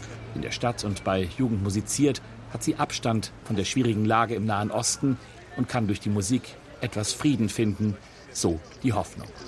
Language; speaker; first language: German; native; German